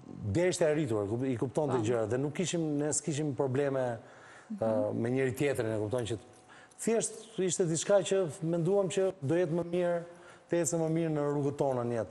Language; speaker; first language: Albanian; native; Albanian